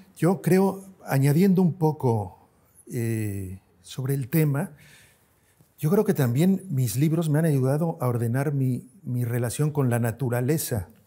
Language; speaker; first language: Spanish; native; Spanish